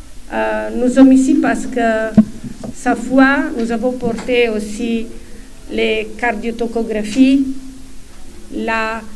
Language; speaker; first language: French; non-native, fluent; Italian